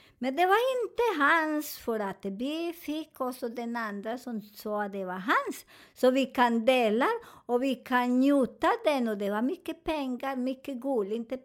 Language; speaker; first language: Swedish; non-native, learner; Spanish